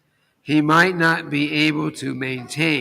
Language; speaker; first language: English; native; English